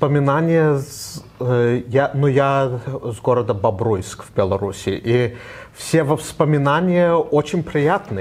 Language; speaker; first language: Russian; early bilingual, heritage; Russian